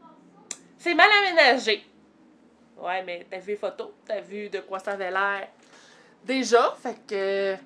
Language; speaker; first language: French; native; French